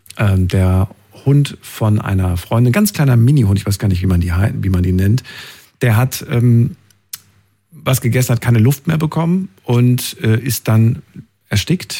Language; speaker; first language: German; native; German